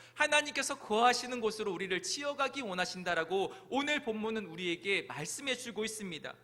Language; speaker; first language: Korean; native; Korean